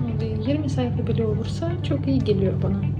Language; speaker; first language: Turkish; non-native, learner; Russian